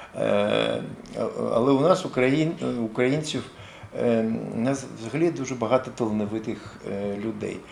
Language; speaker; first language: Ukrainian; native; Ukrainian